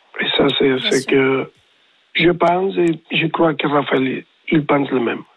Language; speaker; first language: French; non-native, learner; Spanish